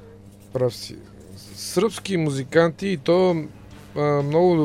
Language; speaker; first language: Bulgarian; native; Bulgarian